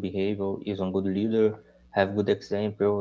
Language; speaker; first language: English; non-native, learner; Portuguese